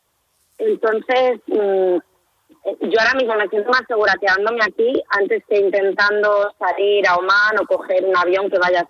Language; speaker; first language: Spanish; native; Spanish